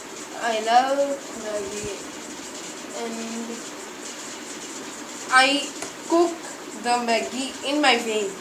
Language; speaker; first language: English; non-native, learner; Hindi